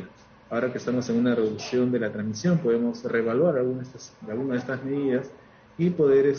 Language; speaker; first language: Spanish; native; Spanish